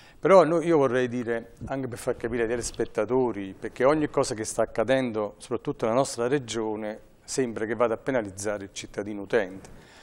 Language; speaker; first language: Italian; native; Italian